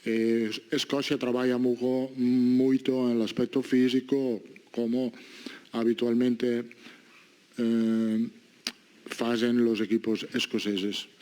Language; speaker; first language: Portuguese; non-native, learner; Italian